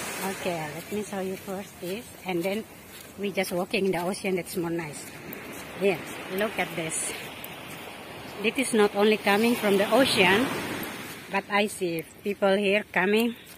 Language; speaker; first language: English; non-native, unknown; Indonesian